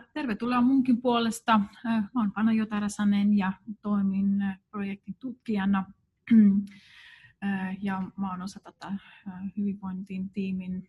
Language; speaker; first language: Finnish; non-native, fluent; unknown